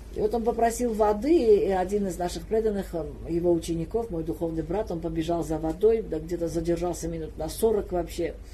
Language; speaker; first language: Russian; non-native, local second language; Armenian